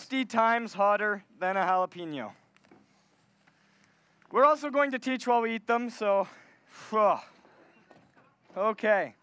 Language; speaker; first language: English; native; English